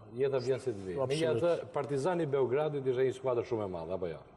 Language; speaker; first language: Albanian; native; Albanian